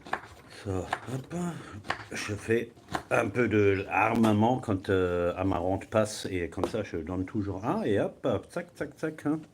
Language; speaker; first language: French; non-native, fluent; German